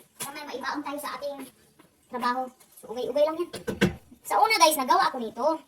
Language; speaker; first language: Filipino; non-native, local second language; Cebuano